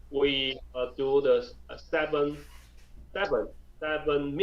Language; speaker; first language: English; non-native, learner; Chinese